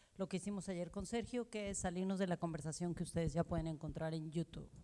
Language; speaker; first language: Spanish; native; Spanish